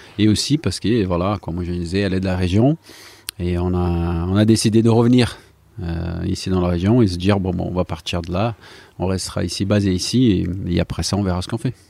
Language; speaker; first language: French; non-native, fluent; Portuguese